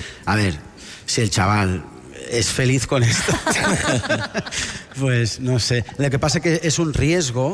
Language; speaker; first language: Spanish; non-native, local second language; Catalan